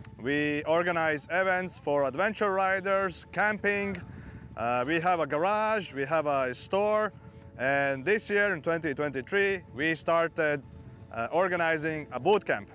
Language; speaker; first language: English; non-native, fluent; Latvian